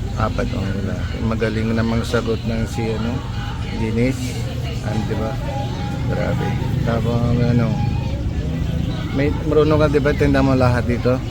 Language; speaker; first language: Filipino; non-native, local second language; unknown